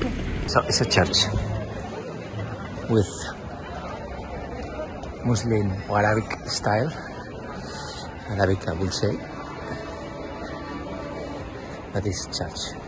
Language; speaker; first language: English; non-native, fluent; Spanish